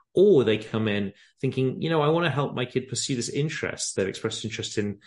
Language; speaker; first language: English; native; English